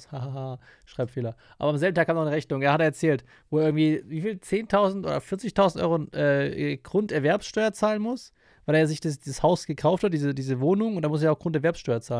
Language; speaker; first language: German; native; German